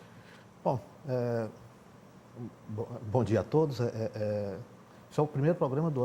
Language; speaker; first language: Portuguese; native; Portuguese